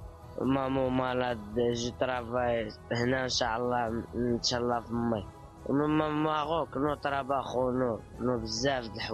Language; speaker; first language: Spanish; non-native, learner; Arabic